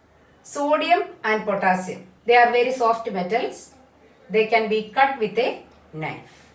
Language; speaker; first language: English; non-native, local second language; Malayalam